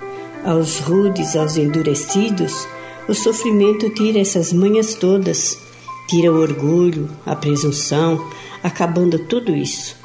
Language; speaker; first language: Portuguese; native; Portuguese